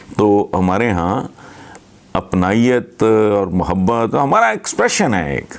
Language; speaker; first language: Urdu; non-native, local second language; Punjabi